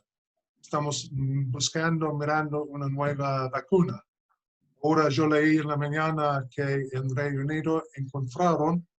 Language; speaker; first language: Spanish; non-native, fluent; English